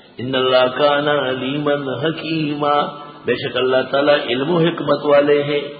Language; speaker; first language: Urdu; non-native, local second language; Pashto